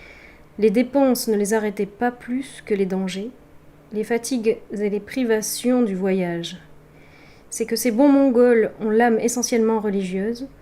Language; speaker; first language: French; native; French